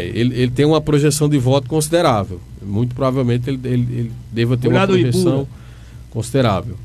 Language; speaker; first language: Portuguese; native; Portuguese